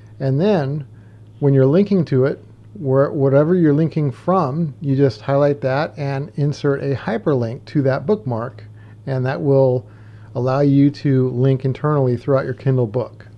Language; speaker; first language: English; native; English